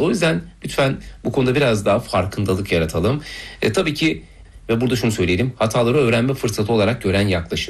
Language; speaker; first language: Turkish; native; Turkish